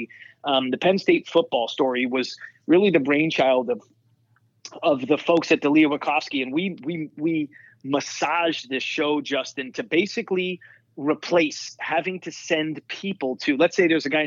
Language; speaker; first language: English; native; English